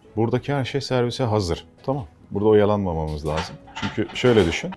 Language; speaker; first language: Turkish; native; Turkish